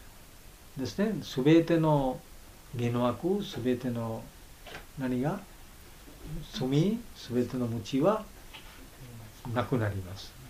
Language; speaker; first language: Japanese; non-native, learner; Bangla